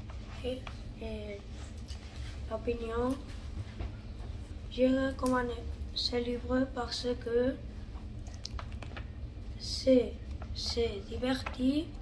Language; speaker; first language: French; non-native, learner; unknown